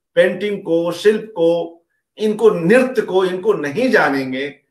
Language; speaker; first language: Hindi; native; Hindi